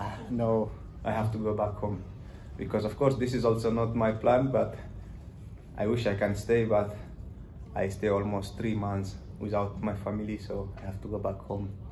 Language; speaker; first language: English; non-native, learner; Tigrinya